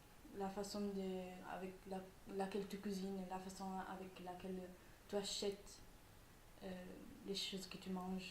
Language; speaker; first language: French; non-native, fluent; Italian